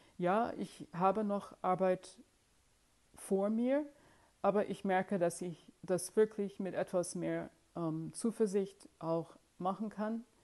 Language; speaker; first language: German; non-native, fluent; English